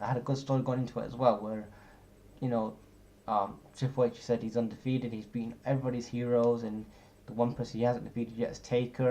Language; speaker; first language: English; native; English